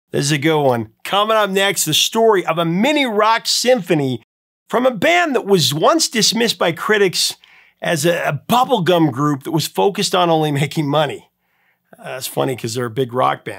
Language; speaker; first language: English; native; English